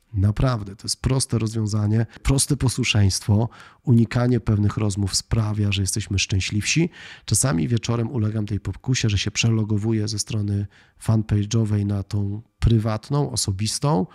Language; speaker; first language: Polish; native; Polish